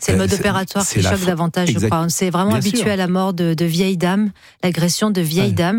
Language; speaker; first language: French; native; French